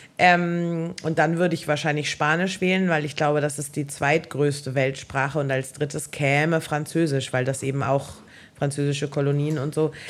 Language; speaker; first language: German; native; German